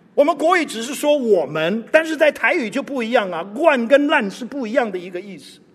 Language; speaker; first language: Chinese; non-native, local second language; English